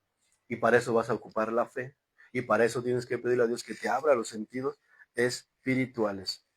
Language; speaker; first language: Spanish; native; Spanish